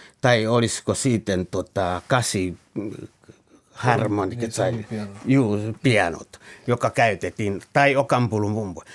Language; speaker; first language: Finnish; non-native, fluent; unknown